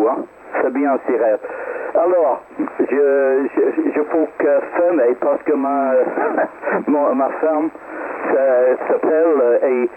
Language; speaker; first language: French; non-native, learner; English